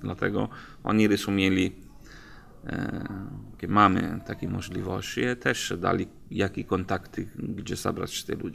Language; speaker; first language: Polish; non-native, learner; Italian